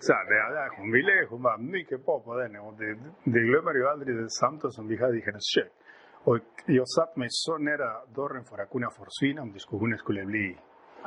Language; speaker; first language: Swedish; non-native, fluent; Spanish